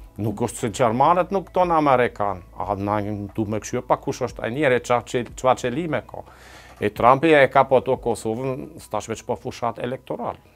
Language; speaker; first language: Albanian; non-native, fluent; German